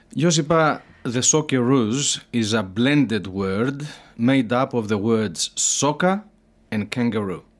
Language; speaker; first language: English; native; English